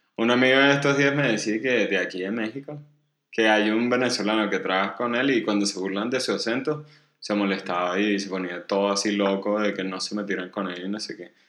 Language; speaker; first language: Spanish; native; Spanish